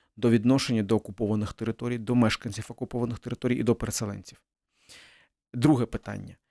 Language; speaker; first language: Ukrainian; early bilingual, other home language; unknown